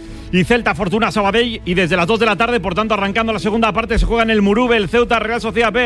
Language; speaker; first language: Spanish; native; Spanish